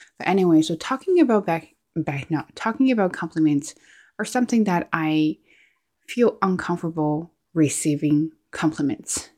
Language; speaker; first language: English; non-native, fluent; Chinese